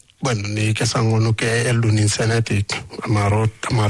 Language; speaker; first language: Basque; non-native, learner; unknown